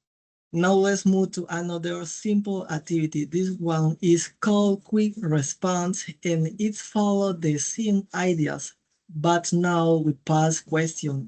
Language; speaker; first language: English; non-native, learner; Spanish